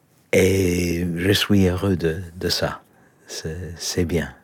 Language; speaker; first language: French; non-native, learner; Polish